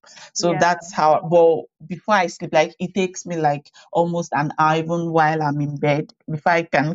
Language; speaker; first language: English; native; English